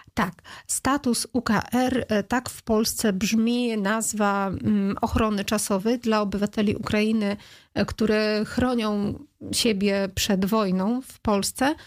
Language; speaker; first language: Polish; non-native, fluent; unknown